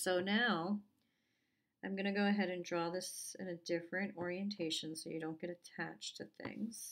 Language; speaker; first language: English; native; English